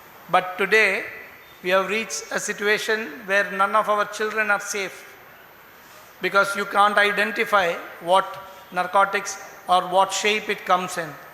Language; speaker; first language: English; non-native, local second language; Malayalam